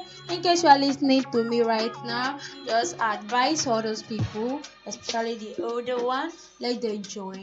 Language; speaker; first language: English; non-native, local second language; Yoruba